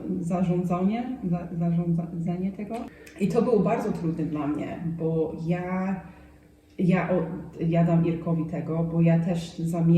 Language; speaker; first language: Polish; non-native, fluent; English